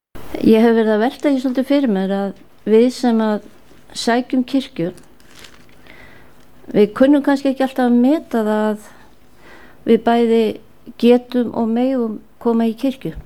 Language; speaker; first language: Icelandic; native; Icelandic